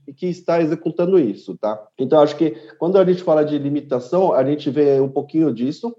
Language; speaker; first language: Portuguese; early bilingual, other home language; Korean